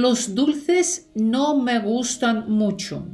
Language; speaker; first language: Spanish; non-native, fluent; Ukrainian